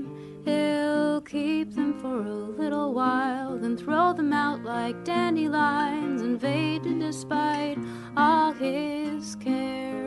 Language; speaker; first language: English; native; English